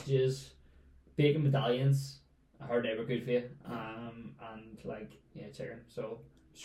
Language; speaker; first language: English; native; English